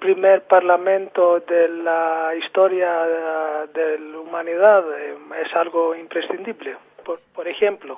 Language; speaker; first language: Spanish; non-native, fluent; Greek